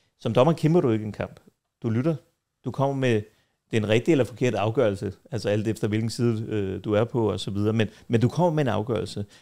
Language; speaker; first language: Danish; early bilingual, other home language; Kurdish